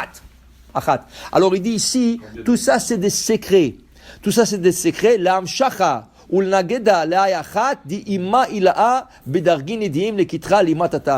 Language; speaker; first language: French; non-native, fluent; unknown